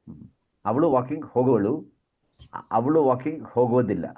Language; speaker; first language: Kannada; non-native, learner; Hindi